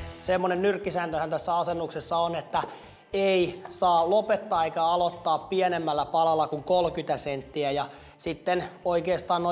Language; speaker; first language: Finnish; native; Finnish